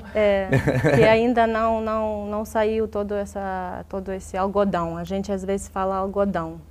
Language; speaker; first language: Portuguese; non-native, fluent; Russian